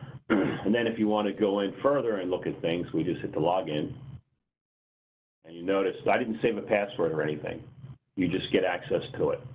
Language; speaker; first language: English; native; English